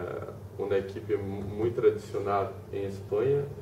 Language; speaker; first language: Spanish; non-native, learner; Portuguese